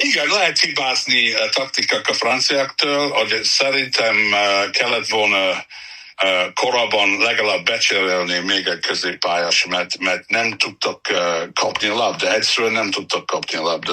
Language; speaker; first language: Hungarian; non-native, fluent; English